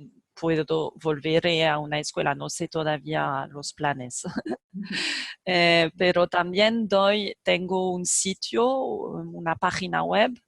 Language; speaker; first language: Spanish; non-native, fluent; French